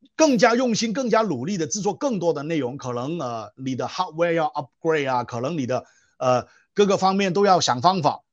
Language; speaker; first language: Chinese; non-native, local second language; Cantonese